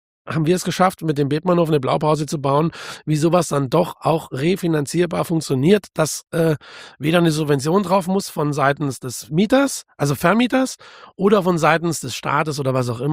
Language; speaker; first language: German; native; German